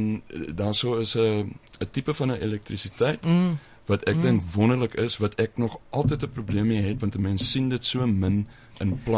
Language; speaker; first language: English; non-native, fluent; German